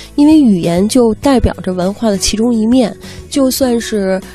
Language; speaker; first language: Chinese; native; Chinese